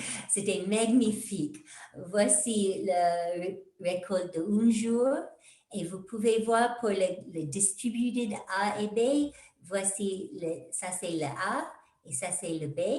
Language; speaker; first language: French; non-native, fluent; English